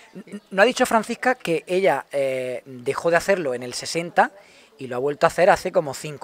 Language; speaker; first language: Spanish; native; Spanish